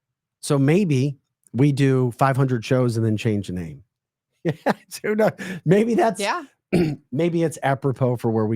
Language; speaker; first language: English; native; English